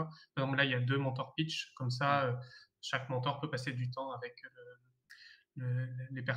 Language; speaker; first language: French; native; French